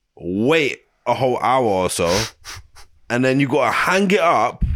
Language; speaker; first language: English; non-native, local second language; Arabic